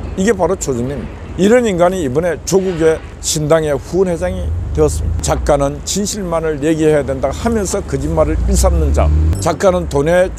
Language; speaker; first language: Korean; native; Korean